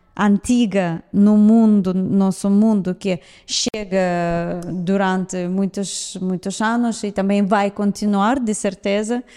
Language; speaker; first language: Portuguese; non-native, fluent; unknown